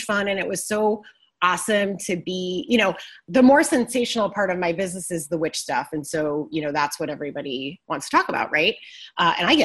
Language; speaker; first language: English; native; English